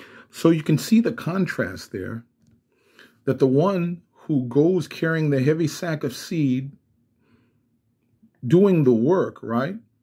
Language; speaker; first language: English; native; English